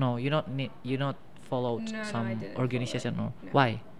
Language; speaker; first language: English; non-native, fluent; Indonesian